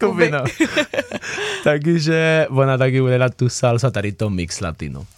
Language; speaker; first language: Czech; non-native, fluent; Spanish